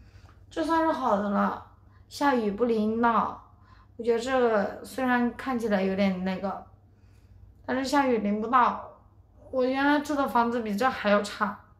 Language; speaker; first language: Chinese; native; Chinese